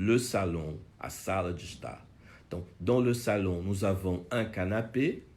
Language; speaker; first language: French; non-native, fluent; Portuguese